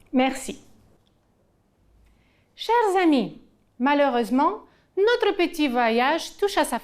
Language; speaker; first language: French; non-native, fluent; Ukrainian